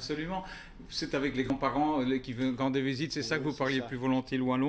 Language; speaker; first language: French; native; French